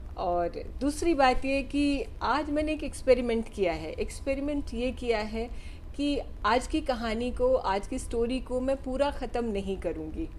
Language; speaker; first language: Hindi; native; Hindi